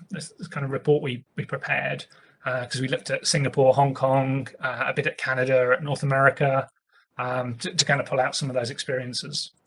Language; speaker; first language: English; native; English